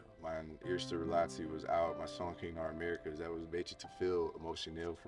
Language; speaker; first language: Dutch; non-native, fluent; English